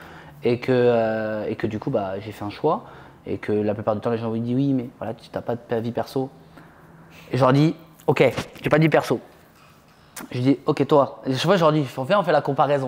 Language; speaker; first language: French; native; French